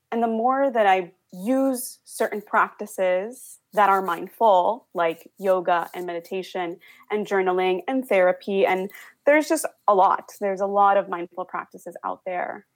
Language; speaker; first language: English; early bilingual, other home language; Spanish